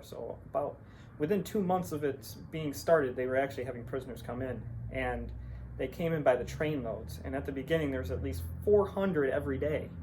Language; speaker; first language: English; native; English